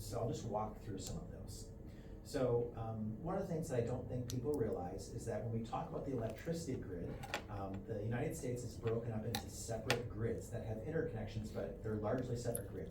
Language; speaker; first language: English; native; English